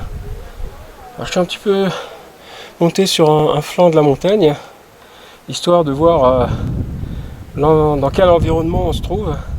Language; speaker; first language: French; native; French